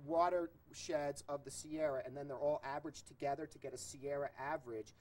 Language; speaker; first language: English; native; English